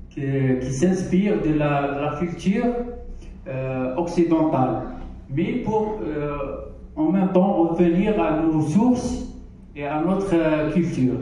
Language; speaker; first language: French; non-native, local second language; Arabic